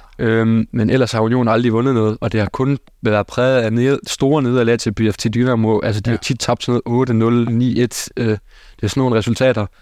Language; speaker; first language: Danish; early bilingual, other home language; German